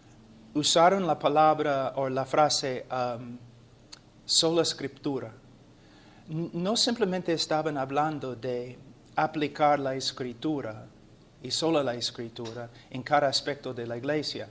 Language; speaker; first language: Spanish; non-native, fluent; English